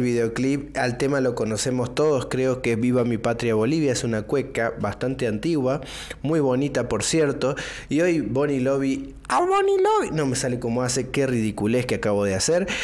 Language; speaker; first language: Spanish; native; Spanish